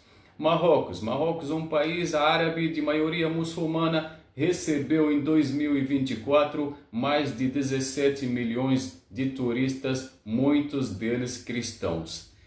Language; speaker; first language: Portuguese; non-native, learner; Arabic